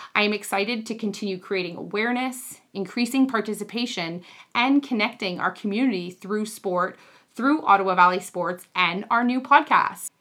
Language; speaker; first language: English; native; English